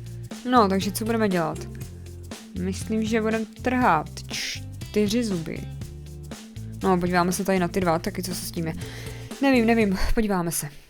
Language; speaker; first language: Czech; native; Czech